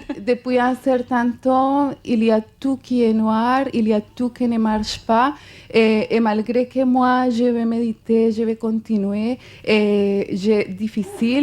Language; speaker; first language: French; non-native, fluent; Spanish